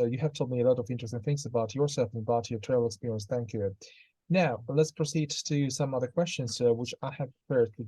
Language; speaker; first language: English; non-native, fluent; Russian